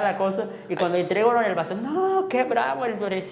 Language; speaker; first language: Spanish; native; Spanish